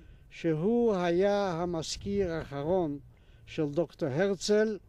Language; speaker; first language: Hebrew; non-native, fluent; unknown